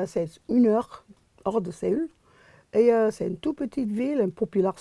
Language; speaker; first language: French; non-native, fluent; English